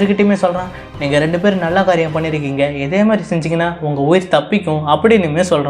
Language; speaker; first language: Tamil; native; Tamil